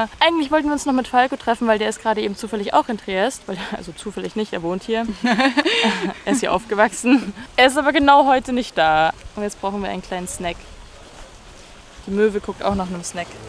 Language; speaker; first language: German; native; German